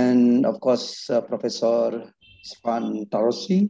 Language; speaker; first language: English; non-native, fluent; Indonesian